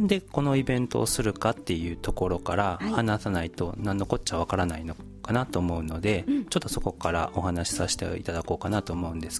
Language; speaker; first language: Japanese; native; Japanese